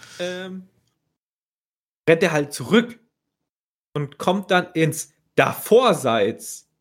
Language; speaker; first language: German; native; German